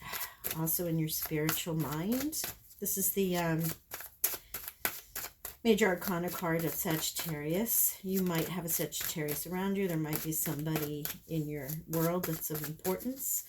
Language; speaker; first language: English; native; English